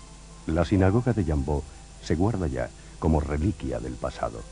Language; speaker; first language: Spanish; native; Spanish